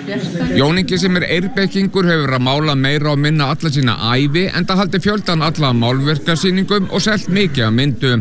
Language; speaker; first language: Icelandic; native; Icelandic